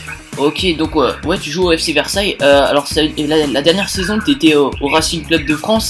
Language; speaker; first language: French; native; French